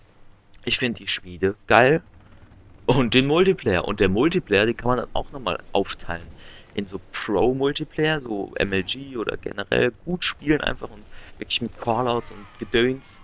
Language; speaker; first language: German; native; German